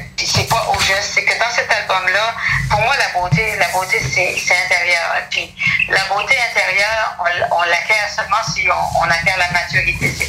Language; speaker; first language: French; native; French